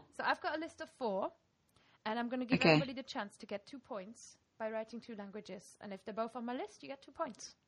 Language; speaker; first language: English; non-native, fluent; German